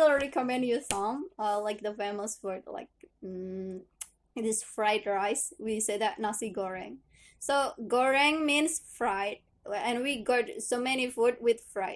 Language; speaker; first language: English; non-native, learner; Indonesian